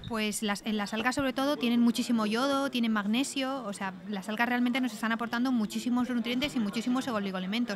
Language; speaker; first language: Spanish; native; Spanish